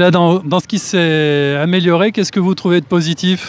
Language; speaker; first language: French; native; French